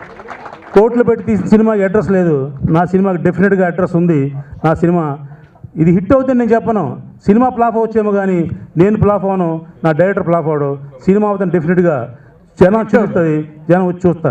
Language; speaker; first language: Telugu; native; Telugu